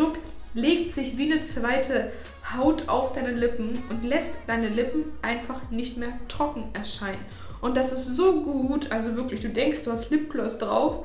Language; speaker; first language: German; native; German